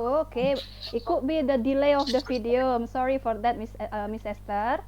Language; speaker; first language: English; non-native, fluent; Indonesian